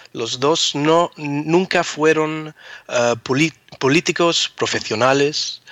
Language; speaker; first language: Spanish; early bilingual, heritage; Spanish